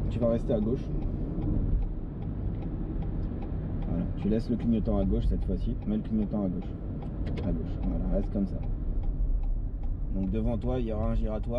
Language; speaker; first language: French; native; French